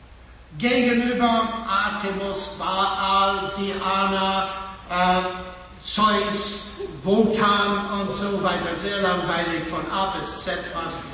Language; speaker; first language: German; non-native, fluent; English